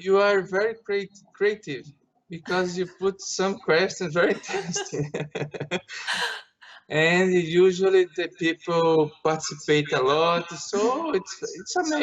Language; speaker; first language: English; non-native, learner; Portuguese